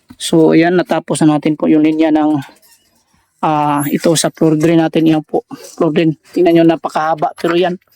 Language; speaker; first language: Filipino; non-native, local second language; Cebuano